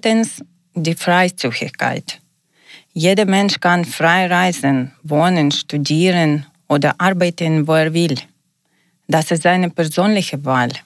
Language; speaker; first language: German; non-native, learner; Ukrainian